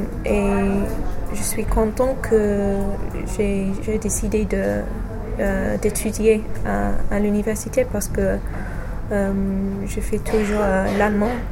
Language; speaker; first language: French; non-native, fluent; English